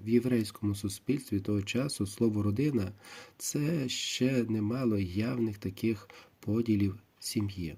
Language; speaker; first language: Ukrainian; native; Ukrainian